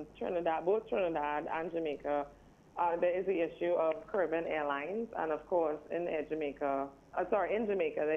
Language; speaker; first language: English; native; English